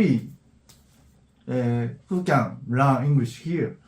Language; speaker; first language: English; non-native, learner; Japanese